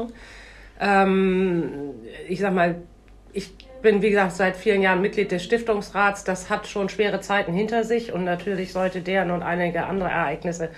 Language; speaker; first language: German; native; German